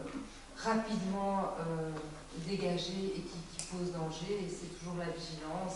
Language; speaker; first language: French; native; French